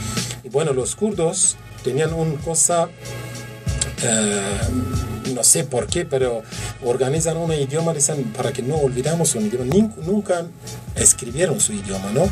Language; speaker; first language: Spanish; non-native, learner; Kurdish